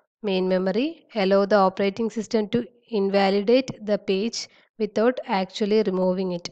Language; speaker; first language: English; non-native, local second language; Malayalam